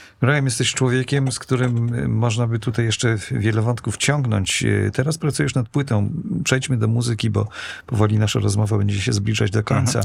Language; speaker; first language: Polish; native; Polish